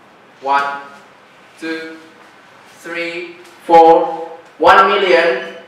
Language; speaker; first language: English; non-native, learner; Indonesian